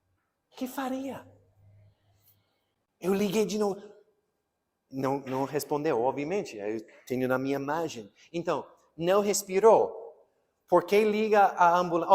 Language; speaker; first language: Portuguese; non-native, fluent; English